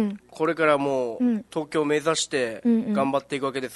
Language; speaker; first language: Japanese; native; Japanese